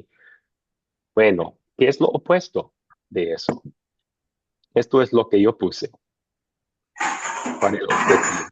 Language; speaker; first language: Spanish; non-native, fluent; English